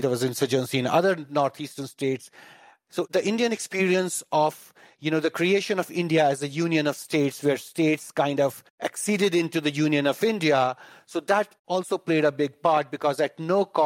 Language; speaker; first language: English; non-native, local second language; Kashmiri